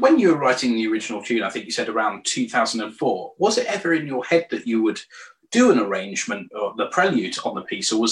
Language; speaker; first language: English; native; English